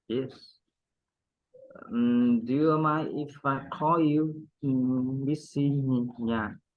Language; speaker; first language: English; non-native, learner; Vietnamese